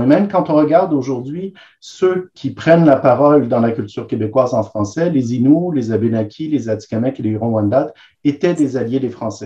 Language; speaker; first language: French; native; French